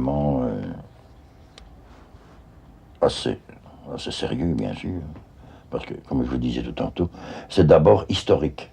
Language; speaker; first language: French; native; French